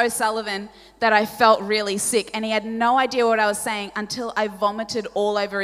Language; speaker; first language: English; non-native, local second language; Polish